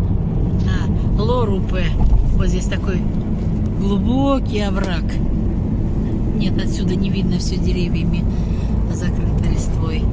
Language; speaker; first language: Russian; native; Russian